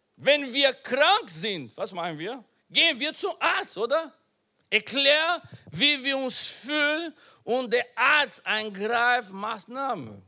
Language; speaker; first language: German; non-native, learner; Portuguese